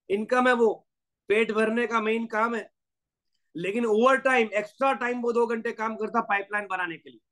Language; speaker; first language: Hindi; non-native, local second language; Gujarati